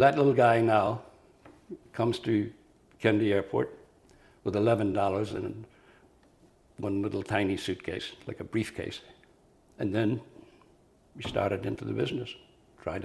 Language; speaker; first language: English; native; English